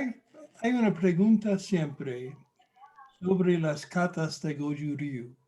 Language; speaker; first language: Spanish; non-native, fluent; English